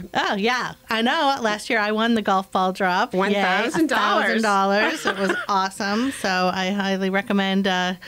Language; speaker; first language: English; native; English